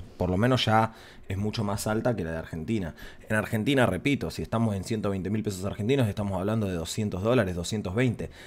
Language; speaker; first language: Spanish; native; Spanish